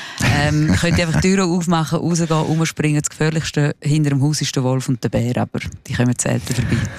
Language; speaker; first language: German; non-native, local second language; Romansh